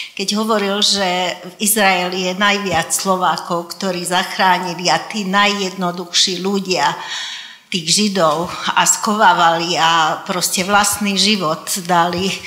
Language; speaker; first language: Slovak; non-native, local second language; Hungarian